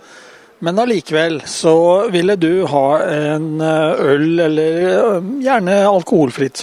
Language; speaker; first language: Norwegian; native; Norwegian